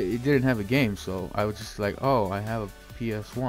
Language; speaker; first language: English; native; English